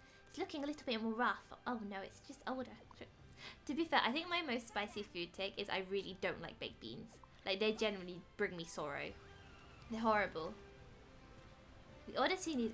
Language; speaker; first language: English; native; English